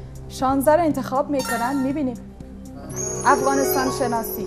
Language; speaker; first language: Persian; native; Persian